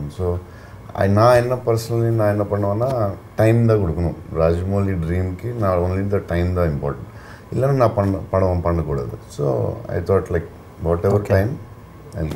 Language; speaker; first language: Tamil; non-native, learner; Telugu